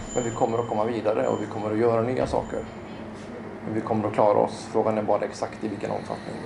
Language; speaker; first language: Swedish; native; Swedish